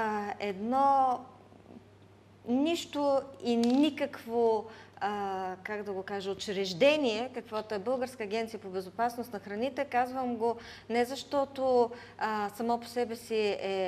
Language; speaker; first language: Bulgarian; native; Bulgarian